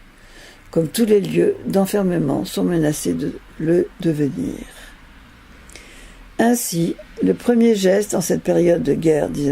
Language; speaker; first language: French; native; French